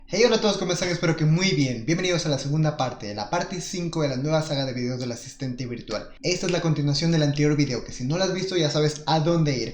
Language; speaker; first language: Spanish; native; Spanish